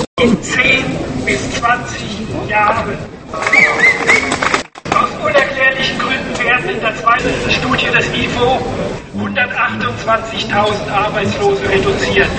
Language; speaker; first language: German; native; German